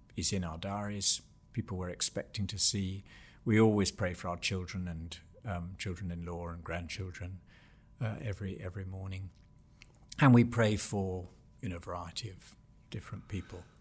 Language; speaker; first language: English; native; English